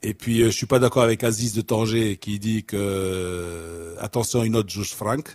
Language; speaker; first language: French; non-native, local second language; Arabic